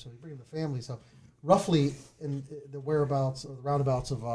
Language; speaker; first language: English; native; English